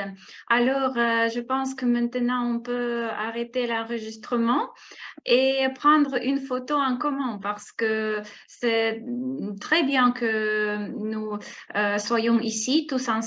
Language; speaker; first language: French; non-native, fluent; Russian